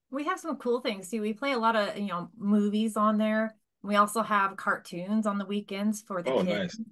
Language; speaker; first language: English; native; English